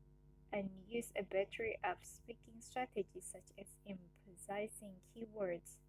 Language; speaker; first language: English; non-native, learner; Indonesian